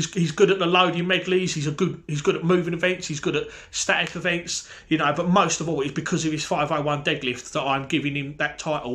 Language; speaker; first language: English; native; English